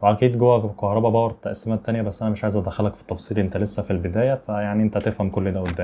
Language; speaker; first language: Arabic; native; Arabic